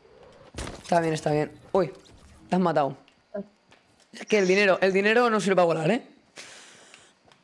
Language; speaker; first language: Spanish; native; Spanish